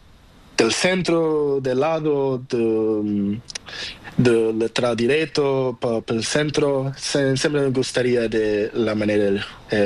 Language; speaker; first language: Spanish; non-native, learner; Portuguese